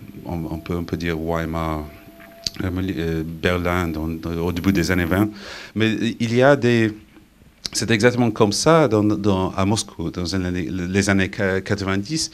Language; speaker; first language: French; non-native, fluent; English